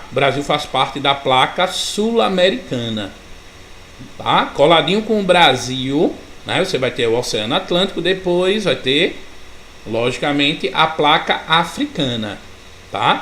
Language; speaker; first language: Portuguese; native; Portuguese